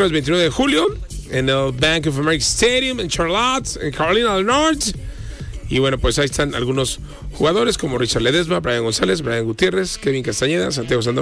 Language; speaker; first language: Spanish; native; Spanish